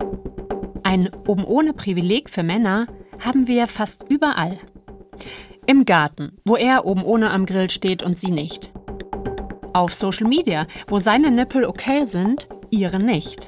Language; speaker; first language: German; native; German